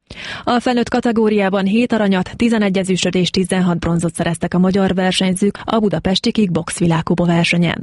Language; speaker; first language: Hungarian; native; Hungarian